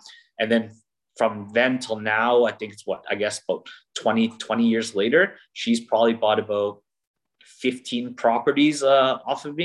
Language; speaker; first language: English; native; English